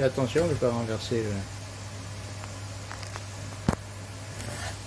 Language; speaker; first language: French; native; French